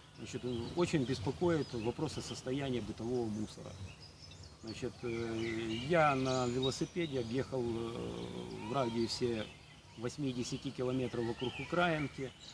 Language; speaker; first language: Russian; native; Russian